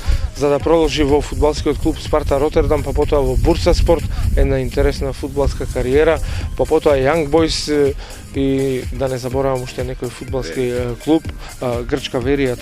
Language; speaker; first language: Macedonian; native; Macedonian